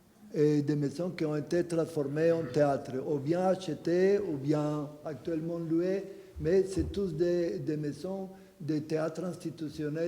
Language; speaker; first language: French; non-native, fluent; Spanish